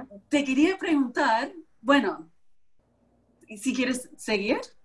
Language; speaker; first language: Spanish; non-native, fluent; English